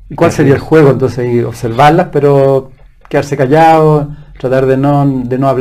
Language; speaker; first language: Spanish; native; Spanish